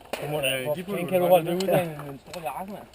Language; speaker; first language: Danish; native; Danish